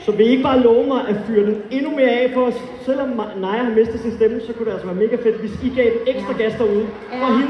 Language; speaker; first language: Danish; native; Danish